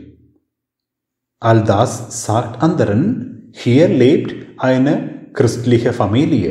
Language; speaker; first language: German; non-native, fluent; Malayalam